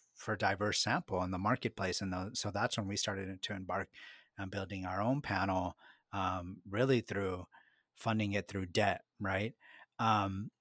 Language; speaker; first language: English; early bilingual, other home language; Spanish